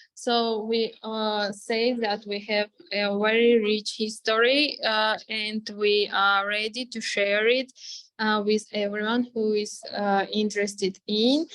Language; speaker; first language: English; non-native, fluent; Armenian